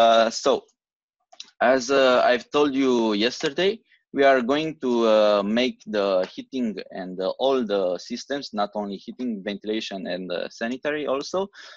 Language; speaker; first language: English; non-native, fluent; Romanian